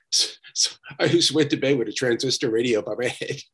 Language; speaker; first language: English; native; English